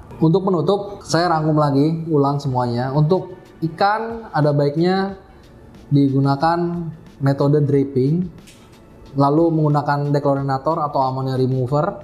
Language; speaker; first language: Indonesian; native; Indonesian